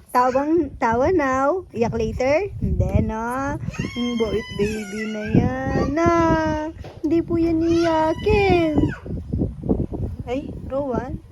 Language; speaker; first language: Filipino; native; Filipino